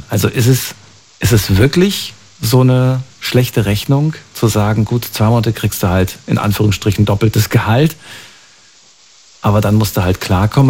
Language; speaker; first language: German; native; German